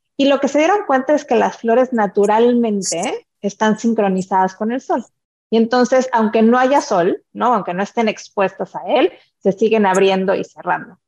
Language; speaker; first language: Spanish; native; Spanish